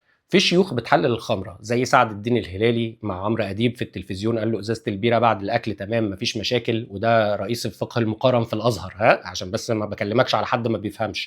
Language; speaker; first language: Arabic; native; Arabic